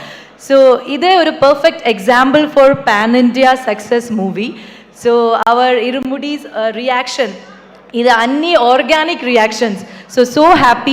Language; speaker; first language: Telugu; non-native, learner; Malayalam